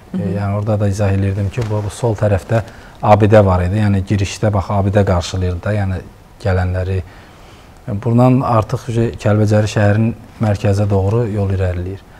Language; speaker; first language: Azerbaijani; native; Azerbaijani